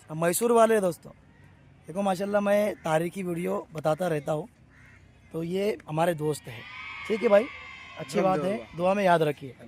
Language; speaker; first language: Urdu; native; Urdu